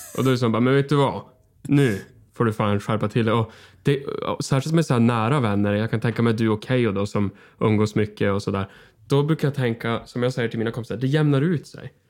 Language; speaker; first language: Swedish; native; Swedish